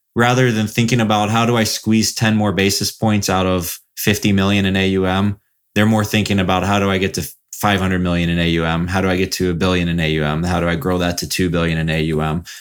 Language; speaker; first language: English; native; English